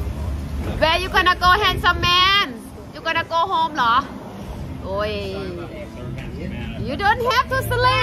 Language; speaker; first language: English; non-native, learner; Thai